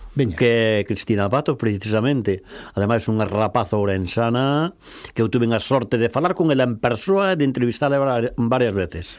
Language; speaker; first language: Galician; native; Galician